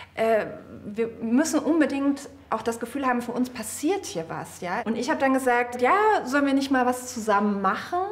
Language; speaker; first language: German; native; German